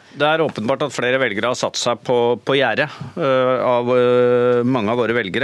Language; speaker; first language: Norwegian; native; Norwegian